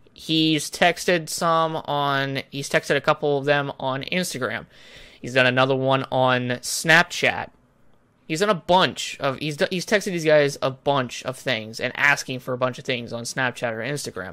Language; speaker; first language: English; native; English